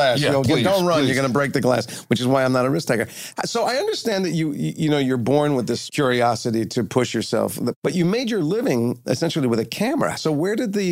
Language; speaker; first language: English; native; English